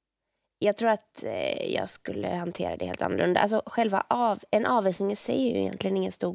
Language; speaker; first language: Swedish; native; Swedish